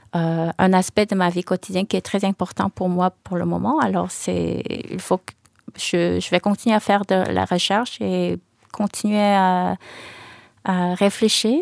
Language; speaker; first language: French; early bilingual, other home language; Korean